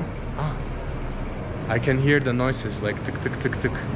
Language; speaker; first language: English; non-native, fluent; Azerbaijani